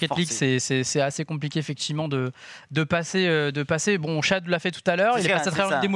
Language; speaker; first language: French; native; French